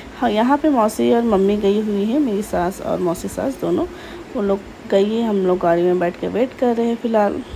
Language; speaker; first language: Hindi; non-native, local second language; Bangla